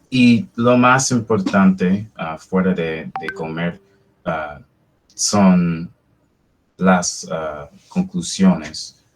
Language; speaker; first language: Spanish; non-native, fluent; English